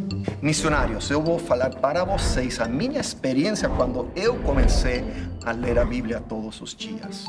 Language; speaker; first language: Portuguese; non-native, fluent; English